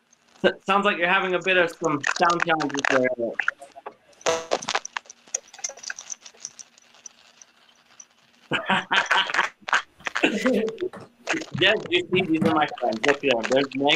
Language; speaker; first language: English; native; English